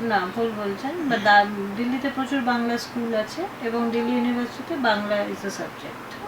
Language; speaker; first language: Bangla; early bilingual, heritage; Bangla